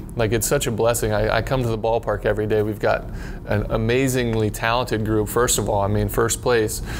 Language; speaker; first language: English; native; English